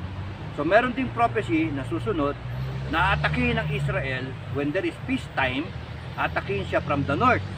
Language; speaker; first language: Filipino; native; Filipino